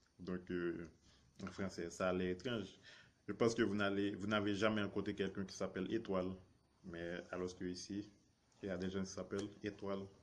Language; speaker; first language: French; non-native, local second language; Haitian Creole